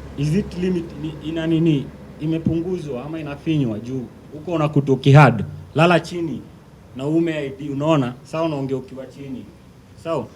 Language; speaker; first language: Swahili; native; Swahili